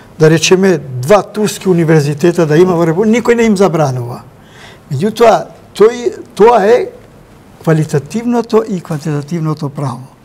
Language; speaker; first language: Macedonian; non-native, local second language; Albanian